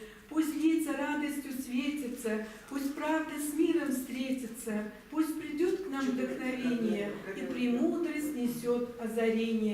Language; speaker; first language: Russian; native; Russian